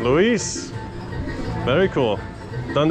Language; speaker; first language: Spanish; non-native, learner; English